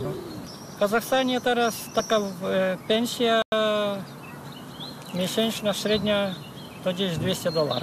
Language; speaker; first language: Polish; non-native, learner; Russian